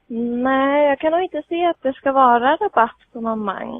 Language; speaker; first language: Swedish; native; Swedish